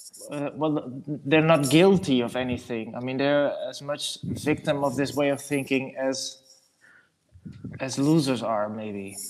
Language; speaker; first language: English; non-native, fluent; Dutch